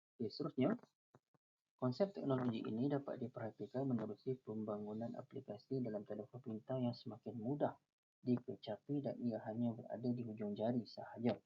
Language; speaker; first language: Malay; native; Malay